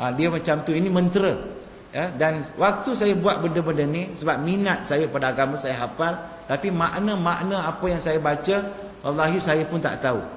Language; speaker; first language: Malay; non-native, local second language; Tamil